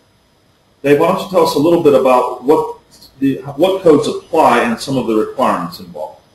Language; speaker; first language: English; native; English